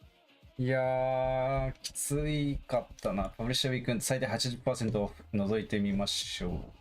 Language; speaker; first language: Japanese; native; Japanese